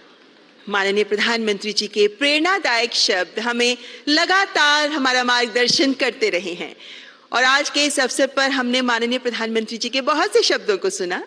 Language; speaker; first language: Hindi; native; Hindi